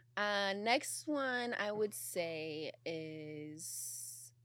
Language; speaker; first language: English; native; English